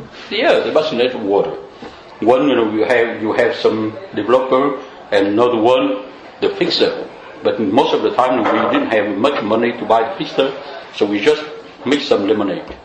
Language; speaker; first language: English; non-native, fluent; Vietnamese